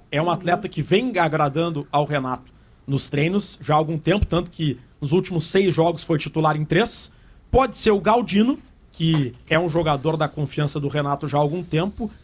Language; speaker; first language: Portuguese; native; Portuguese